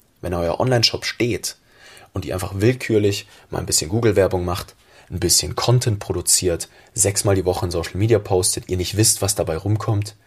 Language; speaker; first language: German; native; German